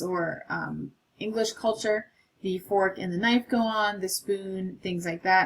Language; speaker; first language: English; native; English